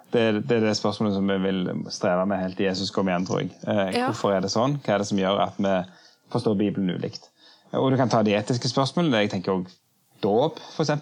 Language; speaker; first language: Norwegian; native; Norwegian